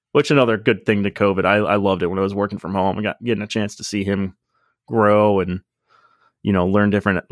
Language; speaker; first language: English; native; English